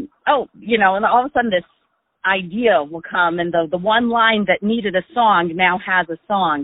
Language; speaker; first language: English; native; English